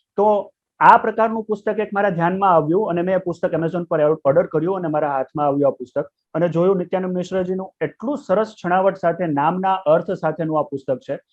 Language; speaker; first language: Gujarati; native; Gujarati